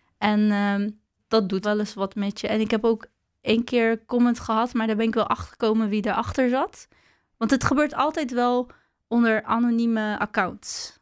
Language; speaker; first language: Dutch; early bilingual, other home language; Arabic